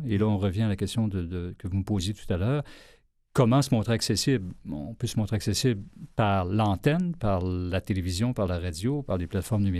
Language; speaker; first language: French; native; French